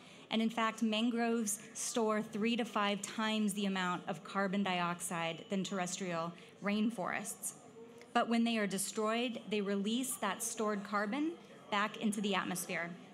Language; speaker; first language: English; native; English